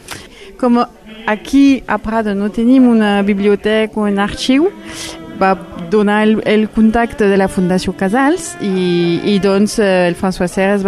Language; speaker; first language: Catalan; non-native, fluent; French